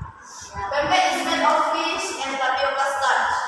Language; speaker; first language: English; non-native, local second language; Indonesian